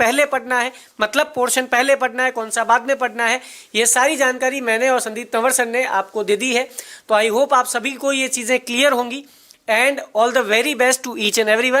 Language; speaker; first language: Hindi; native; Hindi